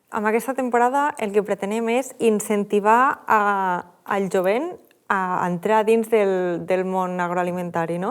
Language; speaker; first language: Catalan; native; Catalan